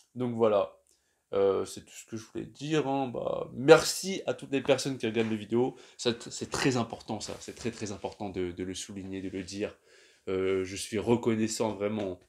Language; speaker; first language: French; native; French